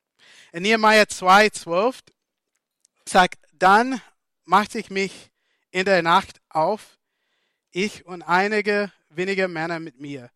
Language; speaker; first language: German; non-native, fluent; English